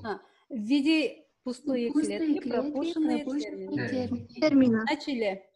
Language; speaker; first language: Russian; non-native, local second language; Kyrgyz